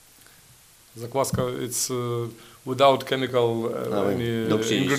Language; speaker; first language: English; non-native, learner; Ukrainian